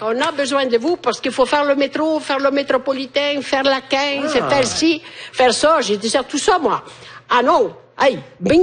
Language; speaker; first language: French; native; French